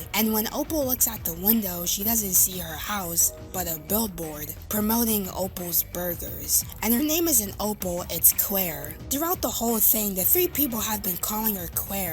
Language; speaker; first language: English; native; English